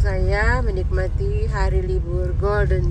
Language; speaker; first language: Indonesian; native; Indonesian